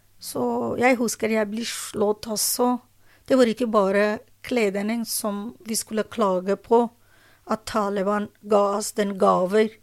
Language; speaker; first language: Norwegian; non-native, learner; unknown